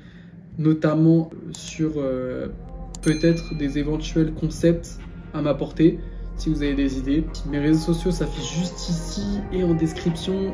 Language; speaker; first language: French; native; French